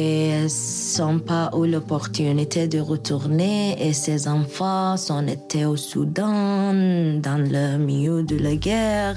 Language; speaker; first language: French; non-native, learner; Arabic